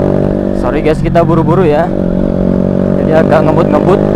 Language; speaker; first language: Indonesian; non-native, local second language; Javanese